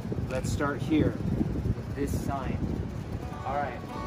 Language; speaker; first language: English; native; English